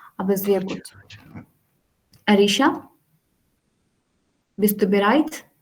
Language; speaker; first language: German; non-native, learner; Urdu